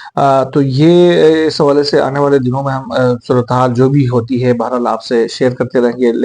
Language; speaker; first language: Urdu; native; Urdu